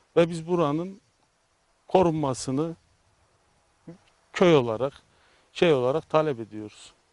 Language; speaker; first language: Turkish; native; Turkish